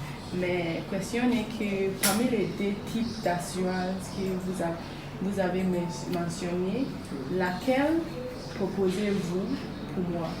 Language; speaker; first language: French; non-native, learner; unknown